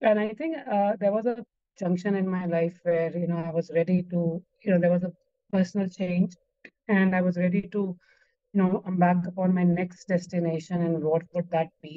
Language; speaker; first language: English; non-native, local second language; Gujarati